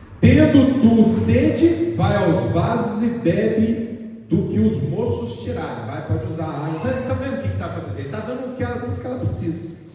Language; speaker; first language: Portuguese; native; Portuguese